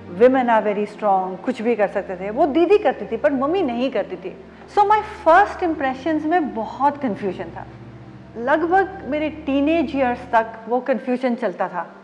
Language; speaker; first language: Hindi; non-native, local second language; Odia